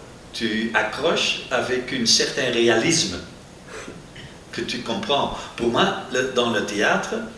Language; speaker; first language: French; non-native, local second language; Dutch